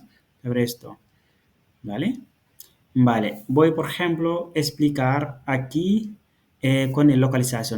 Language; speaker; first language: Spanish; non-native, fluent; Fula